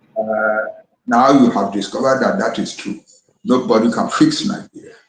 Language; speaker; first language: English; non-native, local second language; Yoruba